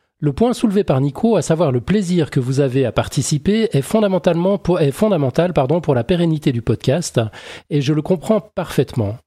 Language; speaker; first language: French; native; French